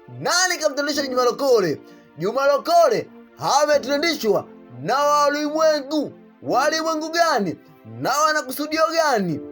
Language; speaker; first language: Swahili; native; Swahili